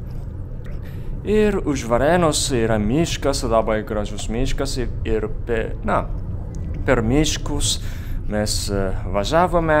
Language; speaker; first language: Lithuanian; non-native, fluent; Japanese